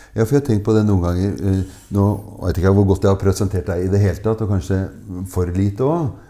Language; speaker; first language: Norwegian; native; Norwegian